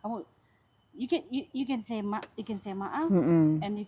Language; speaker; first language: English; non-native, fluent; Indonesian